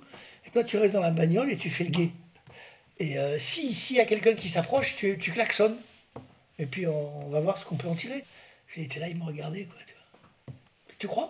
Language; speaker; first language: French; native; French